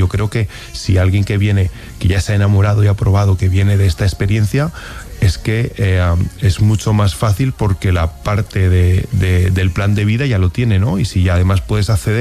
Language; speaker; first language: Spanish; native; Spanish